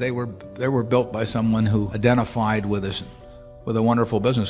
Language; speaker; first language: English; native; English